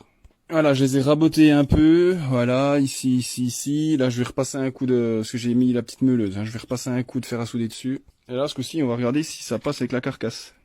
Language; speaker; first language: French; native; French